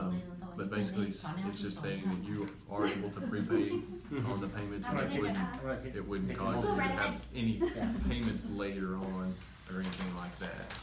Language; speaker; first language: English; native; English